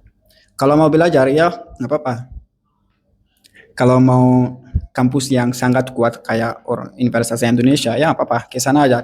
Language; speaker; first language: Indonesian; non-native, learner; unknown